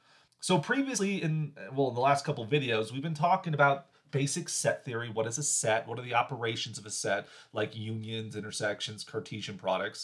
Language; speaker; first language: English; native; English